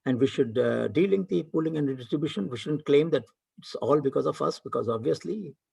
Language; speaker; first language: English; non-native, local second language; Hindi